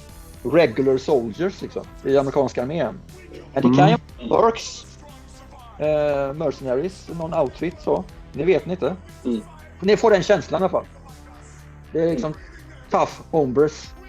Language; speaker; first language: Swedish; native; Swedish